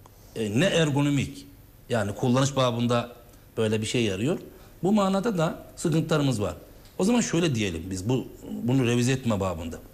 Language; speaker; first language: Turkish; native; Turkish